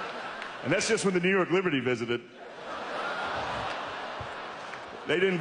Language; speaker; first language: English; native; English